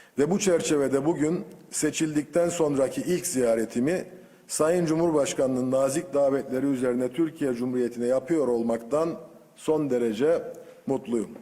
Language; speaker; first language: Turkish; native; Turkish